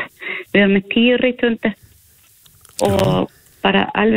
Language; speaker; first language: Icelandic; non-native, fluent; Spanish